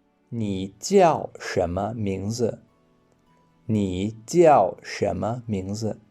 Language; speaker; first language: Chinese; non-native, fluent; English